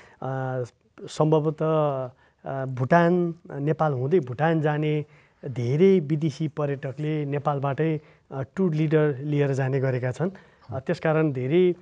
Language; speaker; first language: Nepali; native; Nepali